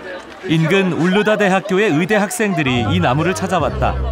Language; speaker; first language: Korean; native; Korean